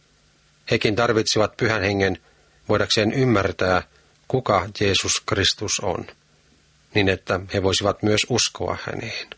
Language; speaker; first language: Finnish; native; Finnish